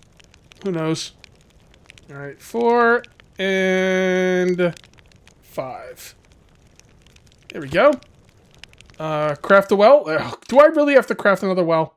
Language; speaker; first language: English; native; English